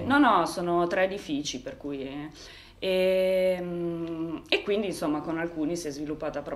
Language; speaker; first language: Italian; native; Italian